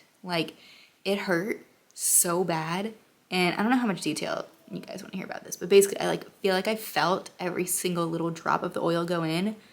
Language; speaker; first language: English; native; English